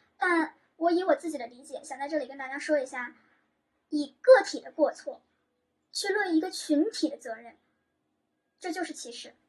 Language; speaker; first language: Chinese; native; Chinese